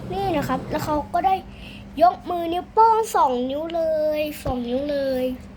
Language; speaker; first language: Thai; native; Thai